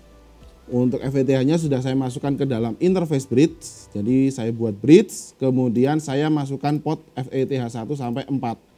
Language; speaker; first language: Indonesian; native; Indonesian